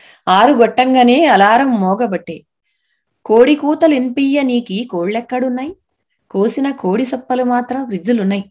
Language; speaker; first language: Telugu; native; Telugu